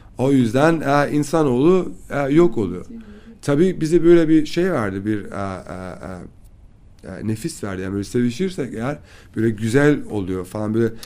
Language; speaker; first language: Turkish; early bilingual, other home language; German